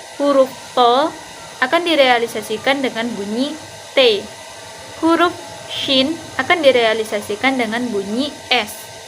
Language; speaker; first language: Indonesian; non-native, local second language; Minangkabau